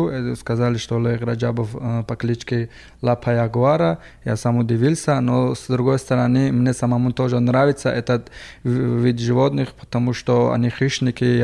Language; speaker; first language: Russian; non-native, fluent; Tajik